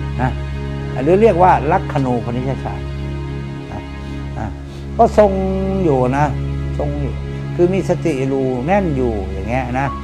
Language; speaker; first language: Thai; native; Thai